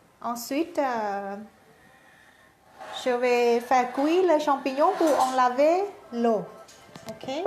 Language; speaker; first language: French; non-native, learner; Thai